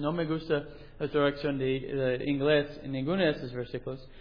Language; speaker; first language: Spanish; non-native, fluent; English